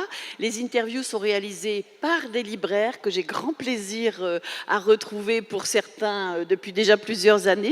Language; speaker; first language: French; native; French